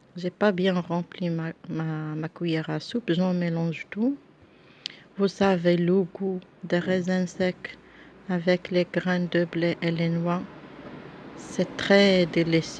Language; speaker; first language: French; non-native, local second language; Arabic